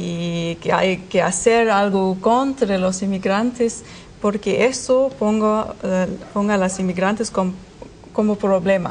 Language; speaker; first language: Spanish; non-native, fluent; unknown